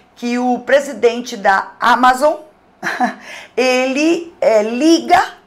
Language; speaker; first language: Portuguese; native; Portuguese